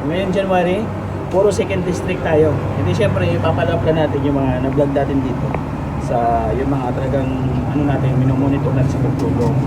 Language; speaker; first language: Filipino; non-native, local second language; Waray